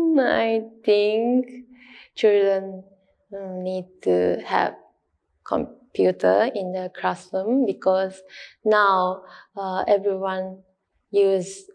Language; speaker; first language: English; non-native, learner; Japanese